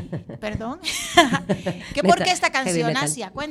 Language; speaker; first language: Spanish; native; Spanish